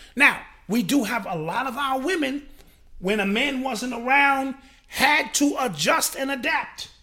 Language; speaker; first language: English; native; English